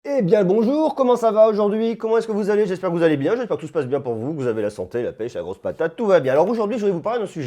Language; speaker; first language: French; native; French